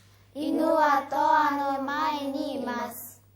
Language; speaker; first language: Japanese; non-native, learner; Mongolian